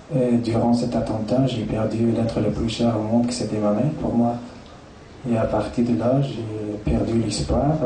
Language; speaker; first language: French; non-native, fluent; Persian